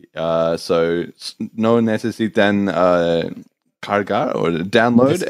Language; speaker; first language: Spanish; non-native, learner; English